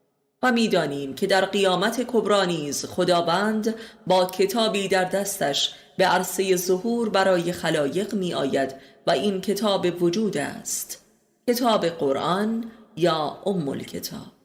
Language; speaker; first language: Persian; native; Persian